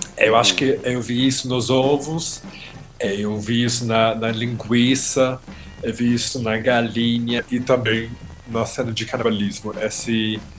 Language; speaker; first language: Portuguese; non-native, fluent; English